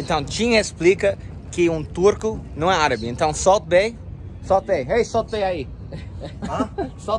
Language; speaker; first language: Portuguese; non-native, learner; English